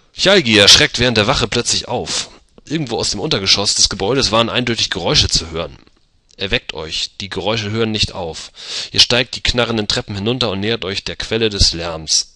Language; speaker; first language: German; native; German